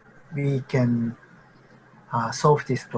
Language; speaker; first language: English; non-native, learner; Japanese